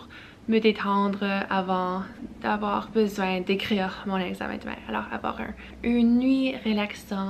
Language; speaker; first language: French; early bilingual, heritage; English